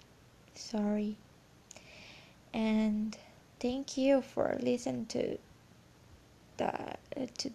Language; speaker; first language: English; non-native, learner; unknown